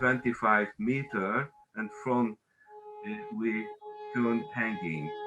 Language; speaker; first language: English; non-native, learner; Hungarian